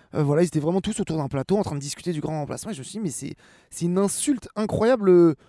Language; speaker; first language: French; native; French